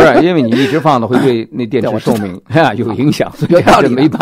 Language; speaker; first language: Chinese; native; Chinese